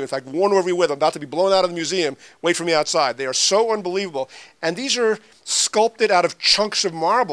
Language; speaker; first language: English; native; English